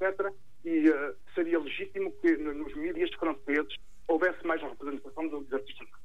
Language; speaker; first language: Portuguese; early bilingual, heritage; Portuguese